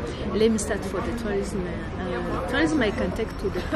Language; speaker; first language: English; non-native, local second language; Kinyarwanda